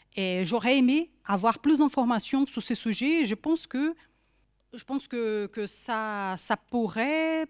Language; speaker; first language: French; non-native, fluent; Portuguese